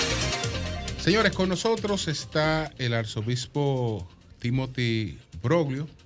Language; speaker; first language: Spanish; native; Spanish